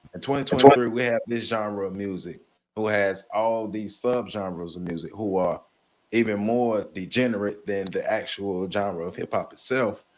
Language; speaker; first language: English; native; English